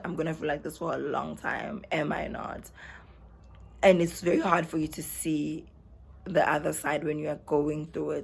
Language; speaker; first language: English; non-native, local second language; Zulu